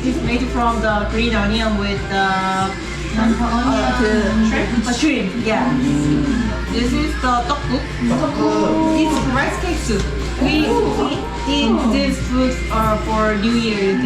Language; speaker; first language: English; non-native, learner; Korean